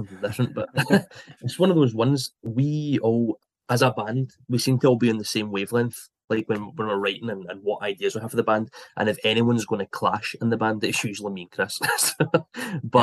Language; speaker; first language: English; native; English